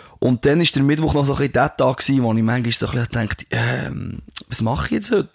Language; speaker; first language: German; native; German